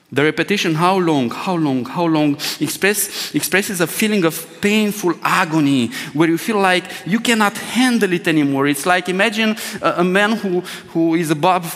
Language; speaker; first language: English; non-native, fluent; Romanian